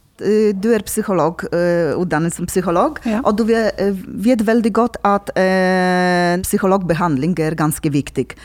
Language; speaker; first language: Norwegian; non-native, fluent; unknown